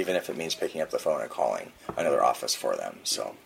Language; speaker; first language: English; native; English